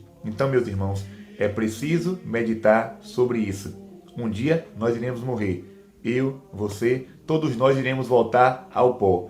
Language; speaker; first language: Portuguese; native; Portuguese